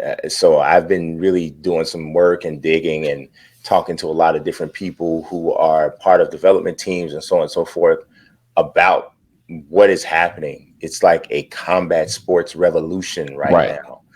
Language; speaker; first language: English; native; English